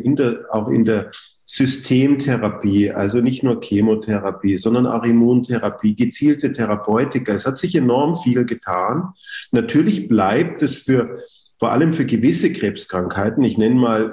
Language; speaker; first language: German; native; German